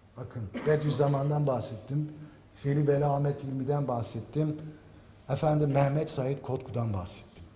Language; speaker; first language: Turkish; native; Turkish